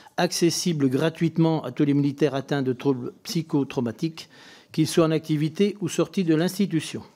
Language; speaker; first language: French; native; French